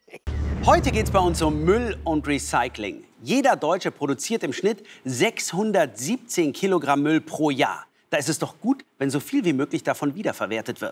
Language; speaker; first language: German; native; German